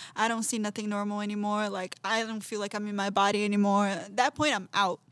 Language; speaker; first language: English; non-native, fluent; Portuguese